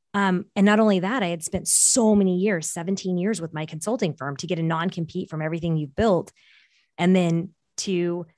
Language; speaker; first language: English; early bilingual, other home language; Portuguese